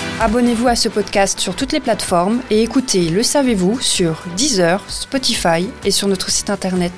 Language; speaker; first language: French; native; French